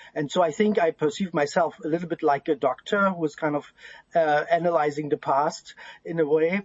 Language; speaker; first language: English; non-native, fluent; German